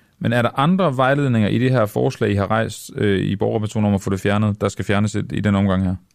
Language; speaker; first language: Danish; native; Danish